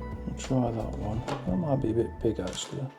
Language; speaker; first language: English; native; English